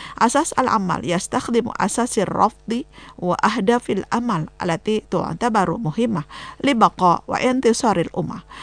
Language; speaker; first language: Arabic; non-native, fluent; Indonesian